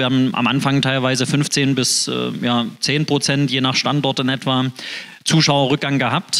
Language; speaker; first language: German; native; German